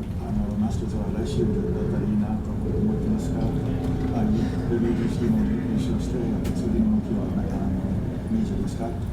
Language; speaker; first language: Japanese; non-native, fluent; English